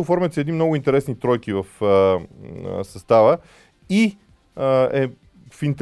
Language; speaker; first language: Bulgarian; native; Bulgarian